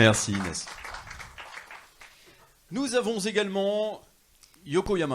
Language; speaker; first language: French; native; French